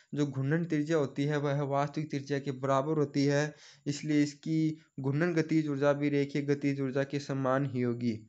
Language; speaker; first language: Hindi; native; Hindi